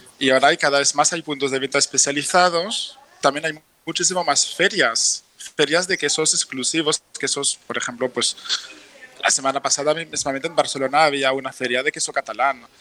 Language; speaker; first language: Spanish; non-native, fluent; French